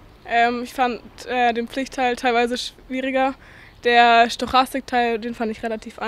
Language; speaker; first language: German; native; German